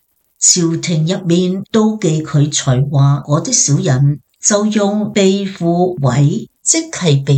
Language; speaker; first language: Chinese; native; Chinese